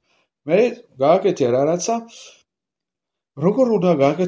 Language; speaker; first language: Georgian; non-native, learner; French